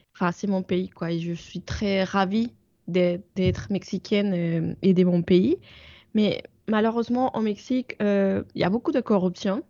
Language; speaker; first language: French; non-native, fluent; Spanish